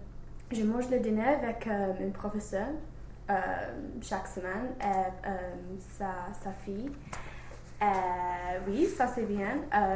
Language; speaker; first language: French; non-native, learner; English